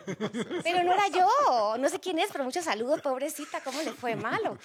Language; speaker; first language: Spanish; native; Spanish